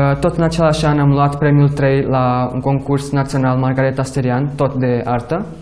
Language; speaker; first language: Romanian; early bilingual, other home language; Portuguese